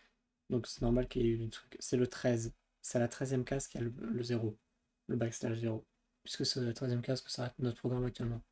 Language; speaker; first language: French; native; French